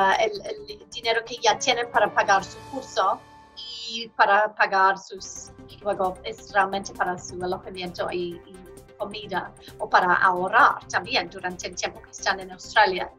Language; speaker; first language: Spanish; non-native, fluent; English